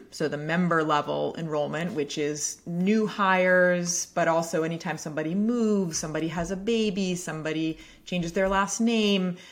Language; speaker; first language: English; native; English